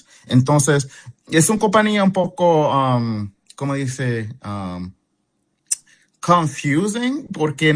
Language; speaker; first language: Spanish; early bilingual, heritage; Spanish